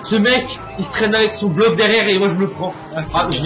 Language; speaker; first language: French; native; French